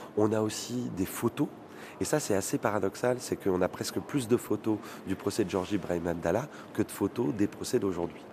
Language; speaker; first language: French; native; French